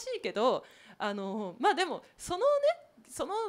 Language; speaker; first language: Japanese; native; Japanese